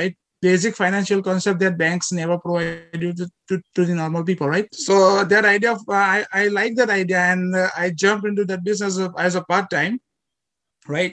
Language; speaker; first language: English; non-native, local second language; Gujarati